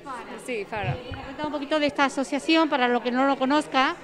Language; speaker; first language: Spanish; native; Spanish